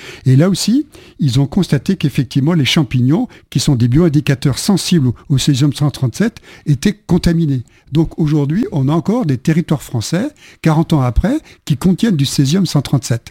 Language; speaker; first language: French; native; French